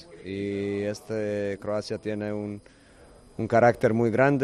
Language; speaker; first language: Spanish; non-native, fluent; Croatian